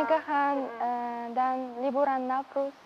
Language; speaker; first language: Indonesian; non-native, learner; Uzbek